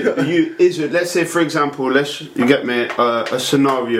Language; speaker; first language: English; native; English